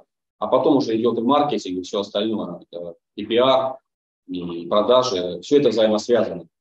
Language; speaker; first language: Russian; native; Russian